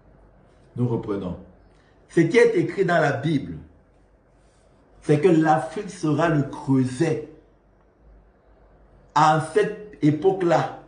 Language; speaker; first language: French; non-native, local second language; Malagasy